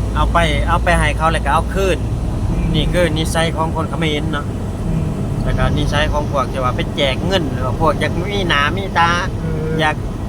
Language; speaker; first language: Thai; native; Thai